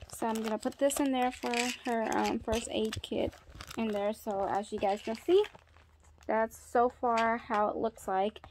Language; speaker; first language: English; native; English